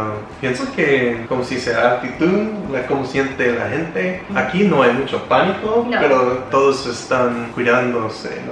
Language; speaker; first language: Spanish; non-native, learner; English